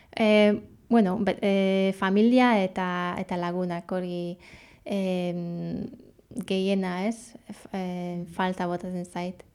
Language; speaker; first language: Basque; non-native, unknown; Polish